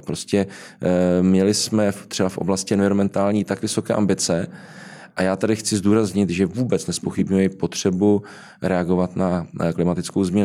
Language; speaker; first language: Czech; native; Czech